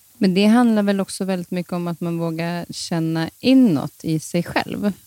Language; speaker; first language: Swedish; native; Swedish